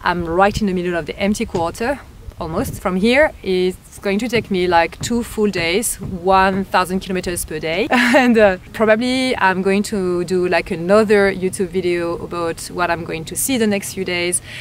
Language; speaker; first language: English; non-native, fluent; French